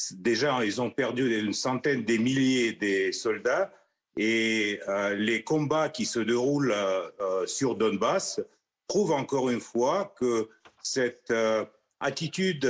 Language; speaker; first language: French; non-native, fluent; Russian